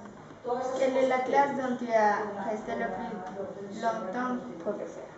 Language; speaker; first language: French; non-native, learner; Spanish